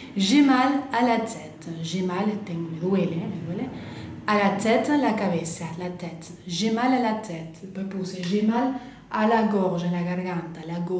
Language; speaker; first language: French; non-native, fluent; Spanish